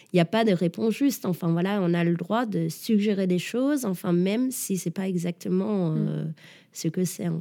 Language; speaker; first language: French; early bilingual, other home language; Danish